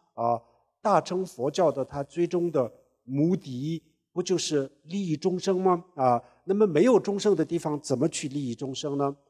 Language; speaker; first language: Chinese; non-native, local second language; Tibetan